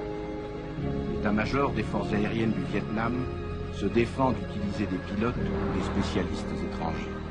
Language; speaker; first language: French; native; French